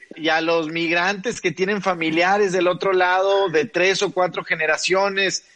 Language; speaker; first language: Spanish; native; Spanish